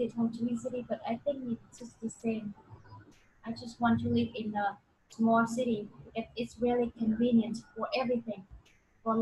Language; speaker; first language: English; non-native, fluent; Vietnamese